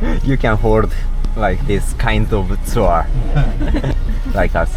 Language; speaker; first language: English; non-native, learner; Japanese